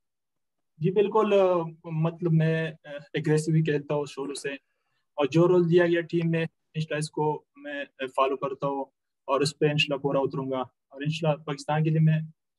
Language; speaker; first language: Hindi; non-native, local second language; Pashto